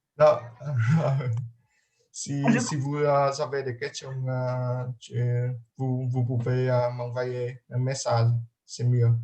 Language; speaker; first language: French; non-native, learner; Vietnamese